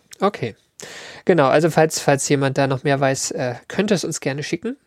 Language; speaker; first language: German; native; German